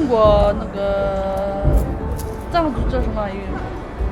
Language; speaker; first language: Chinese; non-native, local second language; Tibetan